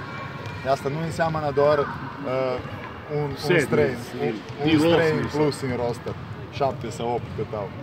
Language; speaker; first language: Romanian; non-native, fluent; Serbian